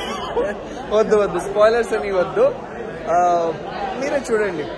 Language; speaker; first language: Telugu; non-native, learner; Kannada